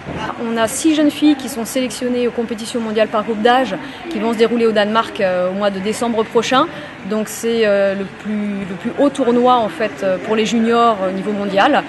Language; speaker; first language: French; native; French